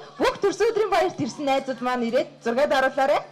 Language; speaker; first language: Mongolian; native; Mongolian